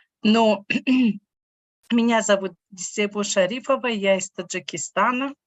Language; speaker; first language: Russian; non-native, local second language; Tajik